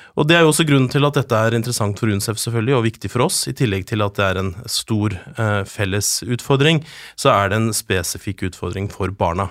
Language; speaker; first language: Norwegian; native; Norwegian